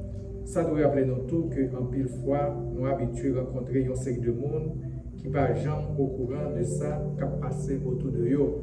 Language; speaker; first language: French; non-native, local second language; Haitian Creole